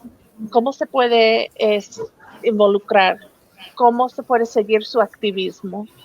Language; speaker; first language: Spanish; non-native, fluent; English